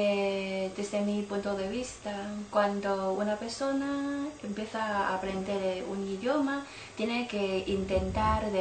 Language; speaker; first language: Spanish; non-native, learner; Chinese